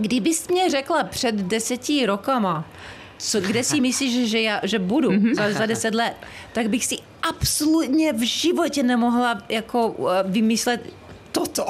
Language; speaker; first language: Czech; early bilingual, heritage; Czech